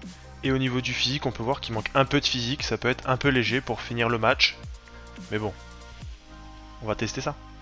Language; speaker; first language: French; native; French